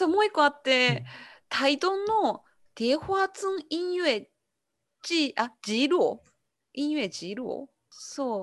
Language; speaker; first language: Chinese; non-native, learner; Japanese